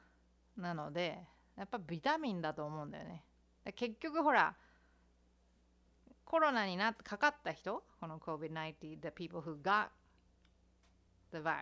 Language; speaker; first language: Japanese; native; Japanese